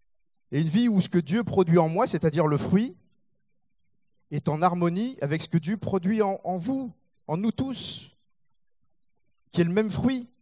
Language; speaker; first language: French; native; French